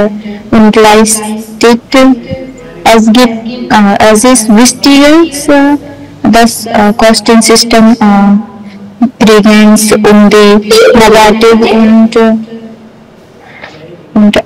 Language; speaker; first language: German; non-native, learner; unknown